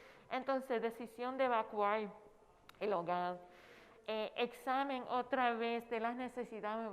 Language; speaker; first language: Spanish; non-native, fluent; English